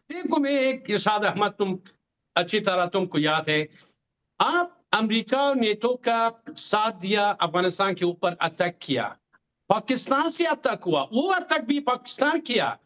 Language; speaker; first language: Hindi; non-native, fluent; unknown